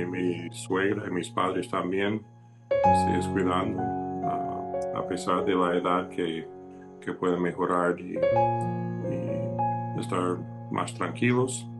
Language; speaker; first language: Spanish; non-native, fluent; English